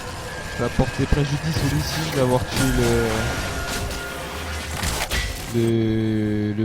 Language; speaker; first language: French; native; French